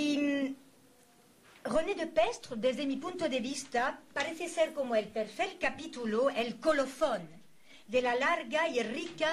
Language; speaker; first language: Spanish; native; Spanish